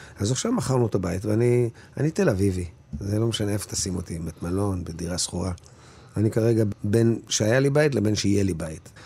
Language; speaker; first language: Hebrew; native; Hebrew